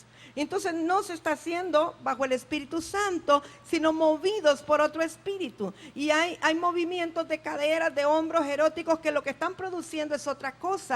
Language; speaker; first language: Spanish; native; Spanish